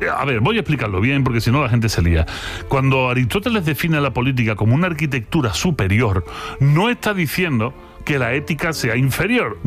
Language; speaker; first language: Spanish; native; Spanish